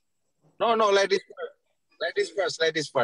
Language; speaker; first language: English; non-native, learner; Indonesian